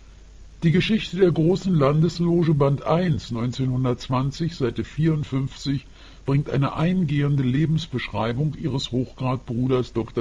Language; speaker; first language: German; native; German